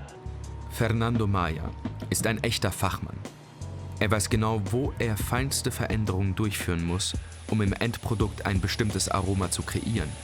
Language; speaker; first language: German; native; German